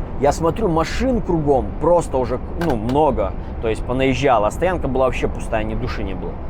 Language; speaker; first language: Russian; native; Russian